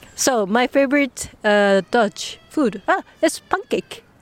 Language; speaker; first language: English; non-native, learner; Japanese